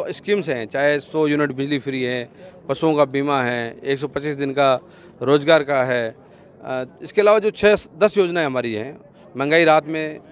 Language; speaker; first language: Hindi; native; Hindi